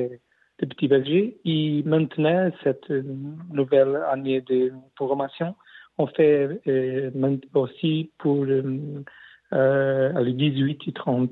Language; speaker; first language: French; non-native, learner; Portuguese